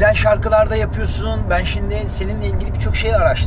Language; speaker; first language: Turkish; native; Turkish